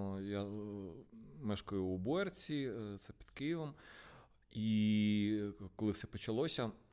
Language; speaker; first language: Ukrainian; non-native, local second language; Russian